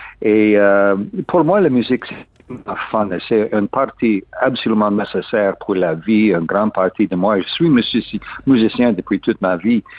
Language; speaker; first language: French; non-native, learner; English